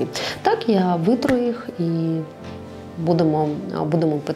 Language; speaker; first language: Ukrainian; non-native, local second language; Russian